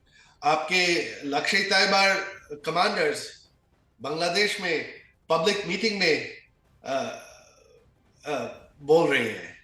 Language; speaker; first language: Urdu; non-native, fluent; Bangla